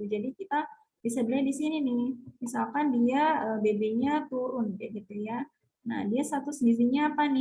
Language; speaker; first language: Indonesian; native; Indonesian